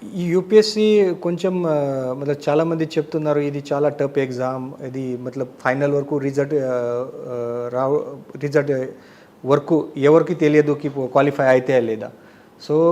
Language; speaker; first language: Telugu; non-native, learner; Marathi